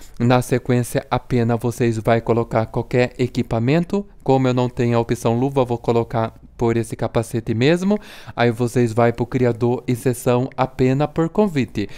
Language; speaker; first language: Portuguese; native; Portuguese